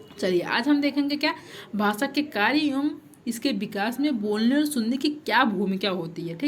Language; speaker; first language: Hindi; native; Hindi